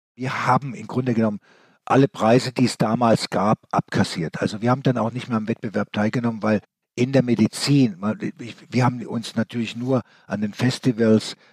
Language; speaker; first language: German; native; German